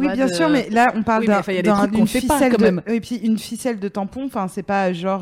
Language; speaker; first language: French; native; French